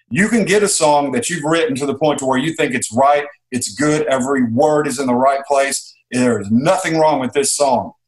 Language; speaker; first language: English; native; English